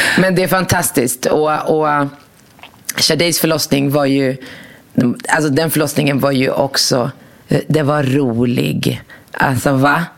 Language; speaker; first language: Swedish; early bilingual, other home language; Arabic